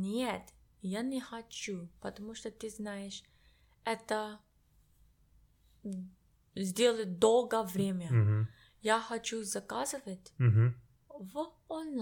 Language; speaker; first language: Russian; non-native, learner; English